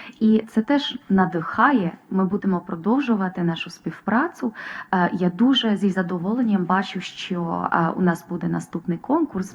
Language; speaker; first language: Ukrainian; non-native, fluent; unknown